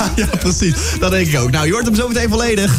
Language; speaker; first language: Dutch; native; Dutch